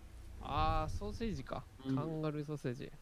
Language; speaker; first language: English; non-native, learner; Japanese